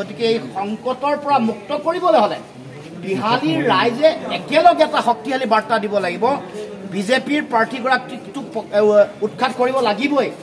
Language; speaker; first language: Assamese; native; Assamese